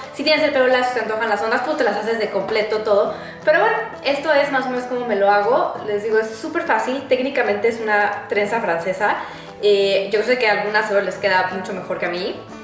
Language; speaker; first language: Spanish; native; Spanish